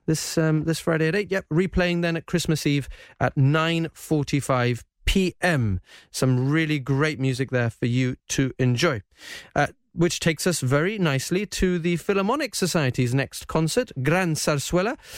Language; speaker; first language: English; native; English